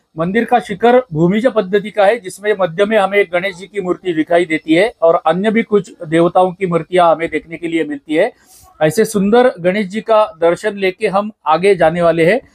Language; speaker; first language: Hindi; non-native, local second language; Marathi